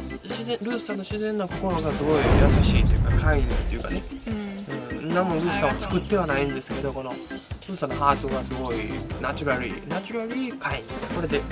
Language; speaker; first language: Japanese; native; Japanese